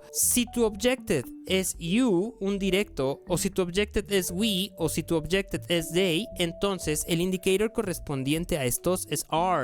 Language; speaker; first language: Spanish; native; Spanish